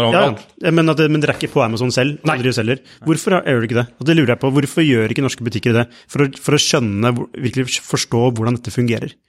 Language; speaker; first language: Norwegian; native; Norwegian